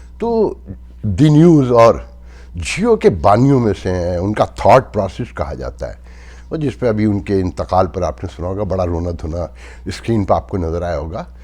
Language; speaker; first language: Urdu; native; Urdu